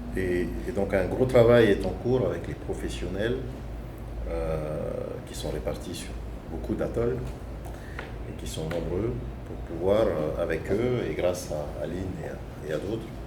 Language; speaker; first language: French; native; French